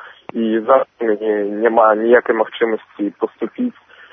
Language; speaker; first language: Belarusian; non-native, local second language; Russian